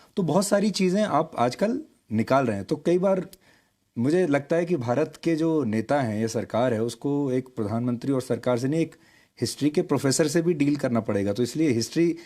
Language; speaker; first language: Hindi; native; Hindi